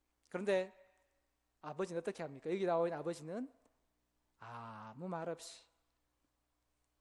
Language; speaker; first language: Korean; native; Korean